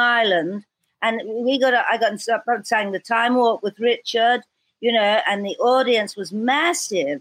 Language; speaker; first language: English; native; English